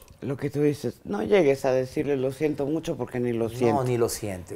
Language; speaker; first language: Spanish; native; Spanish